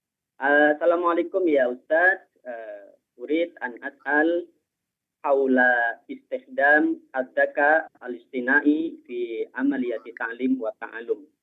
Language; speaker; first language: Arabic; non-native, fluent; Indonesian